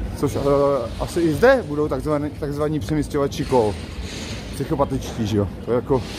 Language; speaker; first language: Czech; native; Czech